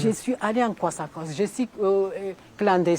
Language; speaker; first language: French; non-native, learner; Comorian